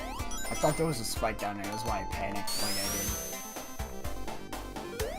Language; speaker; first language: English; native; English